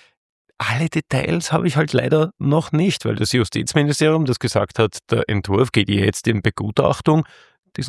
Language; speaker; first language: German; native; German